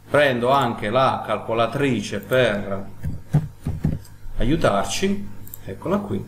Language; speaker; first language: Italian; native; Italian